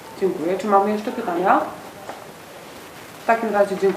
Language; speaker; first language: Polish; native; Polish